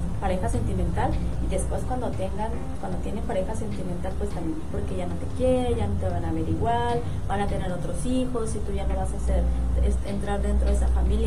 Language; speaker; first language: Spanish; native; Spanish